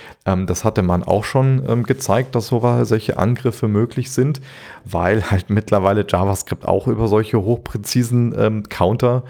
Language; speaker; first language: German; native; German